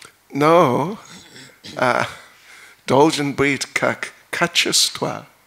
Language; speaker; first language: Russian; non-native, learner; English